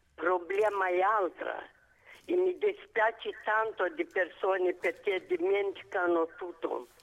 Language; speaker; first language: Italian; non-native, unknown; Romanian